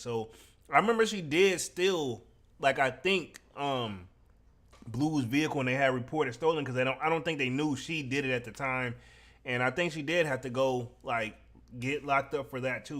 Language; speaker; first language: English; native; English